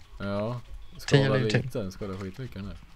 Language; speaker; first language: Swedish; native; Swedish